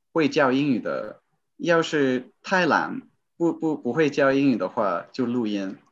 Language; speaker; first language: Chinese; non-native, fluent; English